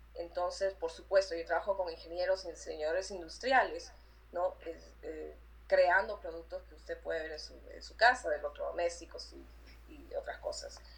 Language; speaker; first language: Spanish; native; Spanish